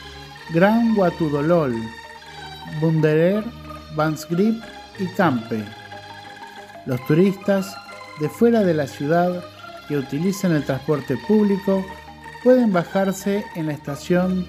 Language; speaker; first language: Spanish; non-native, fluent; Indonesian